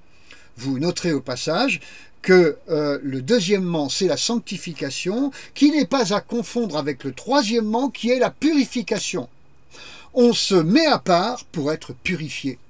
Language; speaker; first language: French; native; French